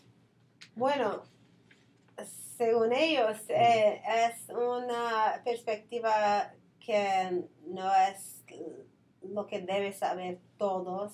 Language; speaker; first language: Spanish; non-native, fluent; English